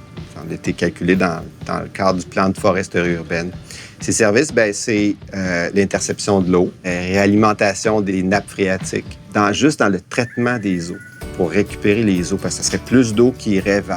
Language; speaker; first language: French; native; French